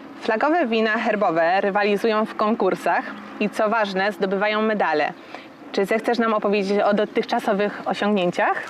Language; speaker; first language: Polish; native; Polish